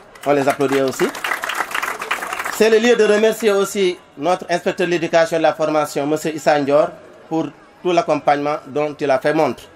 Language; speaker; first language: French; non-native, local second language; Wolof